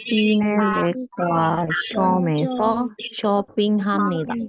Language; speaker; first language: Korean; non-native, learner; Indonesian